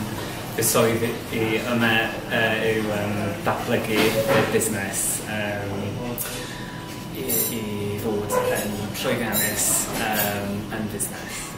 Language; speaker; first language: Welsh; non-native, learner; English